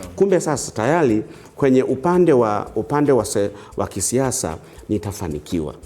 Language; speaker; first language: Swahili; native; Swahili